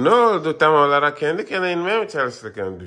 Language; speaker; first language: Turkish; non-native, fluent; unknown